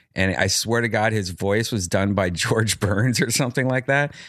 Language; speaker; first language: English; native; English